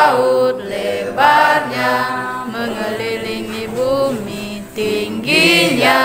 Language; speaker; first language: Indonesian; non-native, local second language; Nias